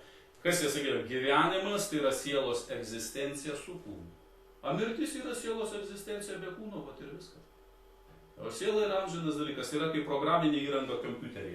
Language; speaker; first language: Lithuanian; native; Lithuanian